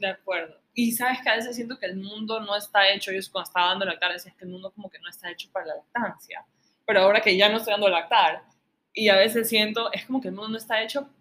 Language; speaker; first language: Spanish; native; Spanish